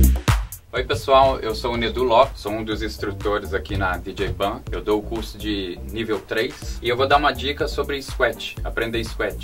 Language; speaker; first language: Portuguese; native; Portuguese